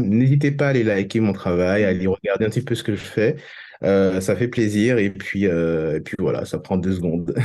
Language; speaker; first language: French; native; French